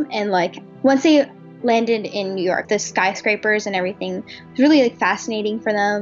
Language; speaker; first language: English; native; English